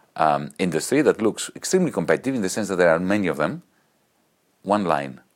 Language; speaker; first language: English; non-native, fluent; Greek